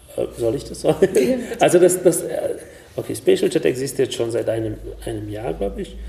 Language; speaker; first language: German; non-native, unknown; Hungarian